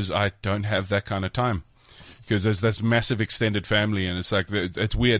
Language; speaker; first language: English; native; English